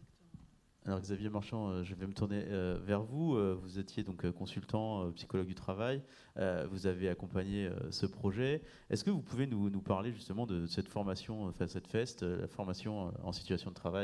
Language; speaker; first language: French; native; French